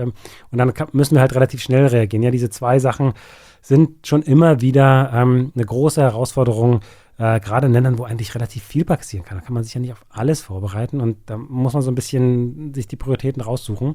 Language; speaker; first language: German; native; German